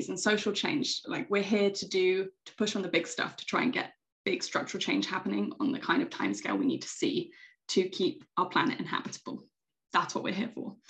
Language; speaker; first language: English; native; English